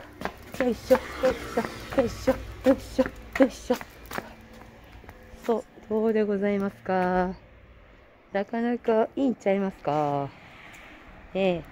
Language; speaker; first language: Japanese; native; Japanese